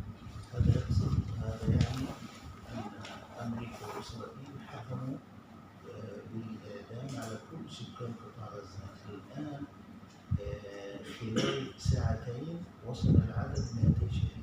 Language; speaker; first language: Arabic; native; Arabic